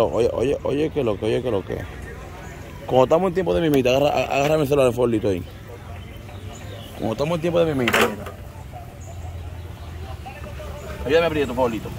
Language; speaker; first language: Spanish; native; Spanish